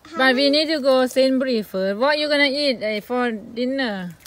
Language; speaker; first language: English; non-native, learner; Thai